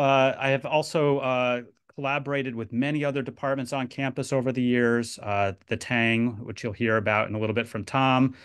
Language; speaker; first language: English; native; English